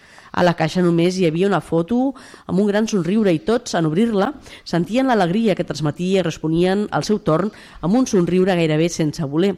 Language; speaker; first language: Catalan; native; Catalan